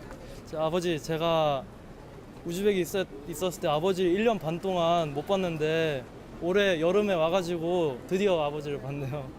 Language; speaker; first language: Korean; early bilingual, heritage; Korean